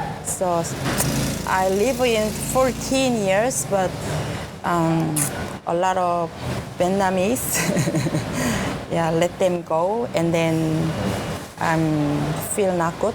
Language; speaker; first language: English; non-native, learner; Korean